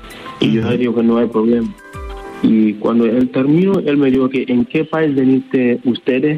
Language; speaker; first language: Spanish; non-native, learner; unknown